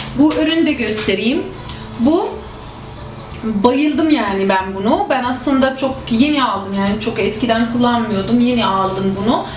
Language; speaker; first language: Turkish; non-native, fluent; Arabic